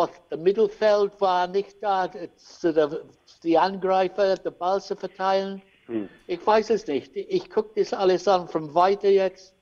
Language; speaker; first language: German; non-native, learner; English